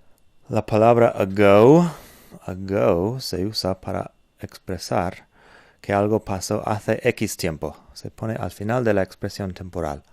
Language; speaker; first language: Spanish; non-native, fluent; English